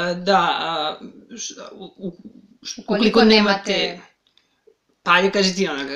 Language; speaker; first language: Serbian; native; Serbian